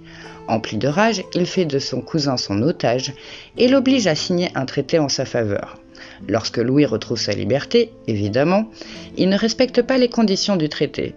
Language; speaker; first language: French; native; French